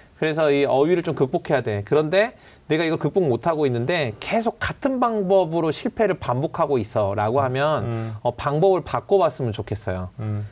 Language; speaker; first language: Korean; native; Korean